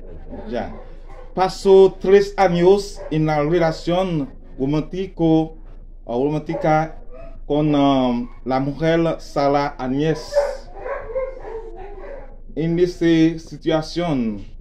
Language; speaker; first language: Spanish; non-native, learner; Haitian Creole